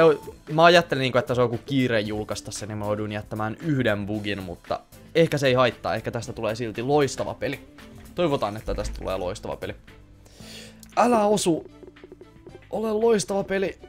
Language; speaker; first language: Finnish; native; Finnish